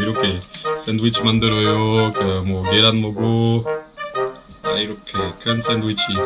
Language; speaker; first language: Korean; non-native, learner; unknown